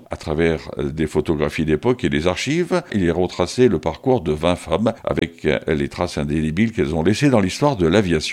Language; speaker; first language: French; native; French